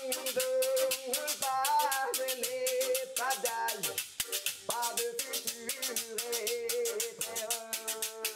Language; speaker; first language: French; non-native, fluent; Spanish